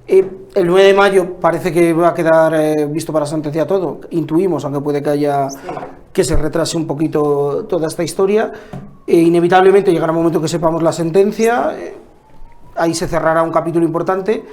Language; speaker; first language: Spanish; native; Spanish